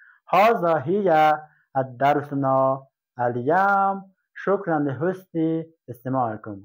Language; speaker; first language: Arabic; non-native, fluent; Persian